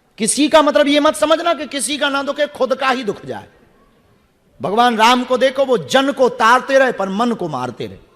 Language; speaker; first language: Hindi; native; Hindi